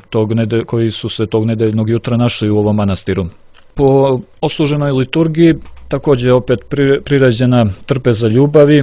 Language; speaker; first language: Croatian; native; Croatian